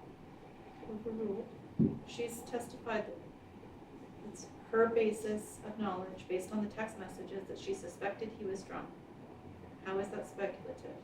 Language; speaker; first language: English; native; English